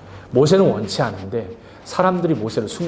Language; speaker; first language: Korean; native; Korean